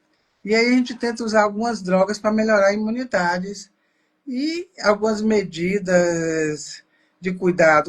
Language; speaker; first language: Portuguese; native; Portuguese